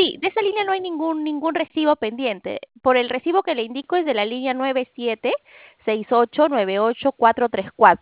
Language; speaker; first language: Spanish; native; Spanish